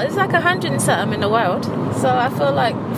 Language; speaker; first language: English; native; English